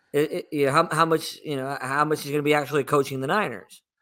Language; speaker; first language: English; native; English